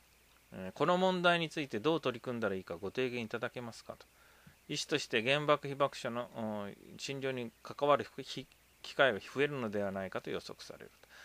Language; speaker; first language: Japanese; native; Japanese